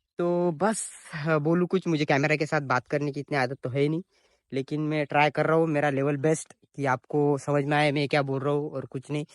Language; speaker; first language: Hindi; non-native, local second language; Marathi